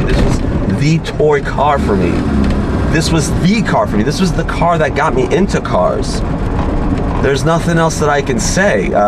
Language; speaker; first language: English; native; English